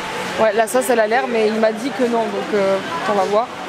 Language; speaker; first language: French; native; French